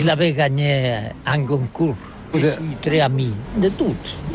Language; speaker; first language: French; non-native, learner; Catalan